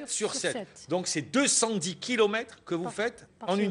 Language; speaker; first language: French; non-native, local second language; Arabic